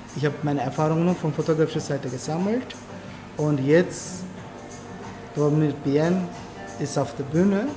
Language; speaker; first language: German; non-native, learner; Turkish